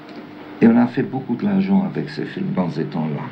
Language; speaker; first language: French; non-native, learner; German